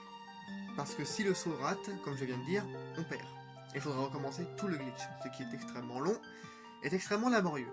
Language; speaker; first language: French; native; French